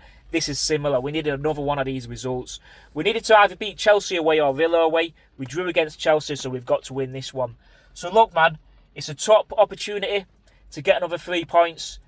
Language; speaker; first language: English; native; English